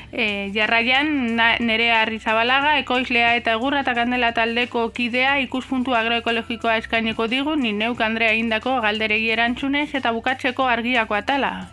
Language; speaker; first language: Basque; native; Basque